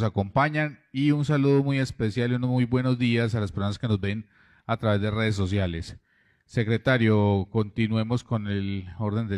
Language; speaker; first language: Spanish; native; Spanish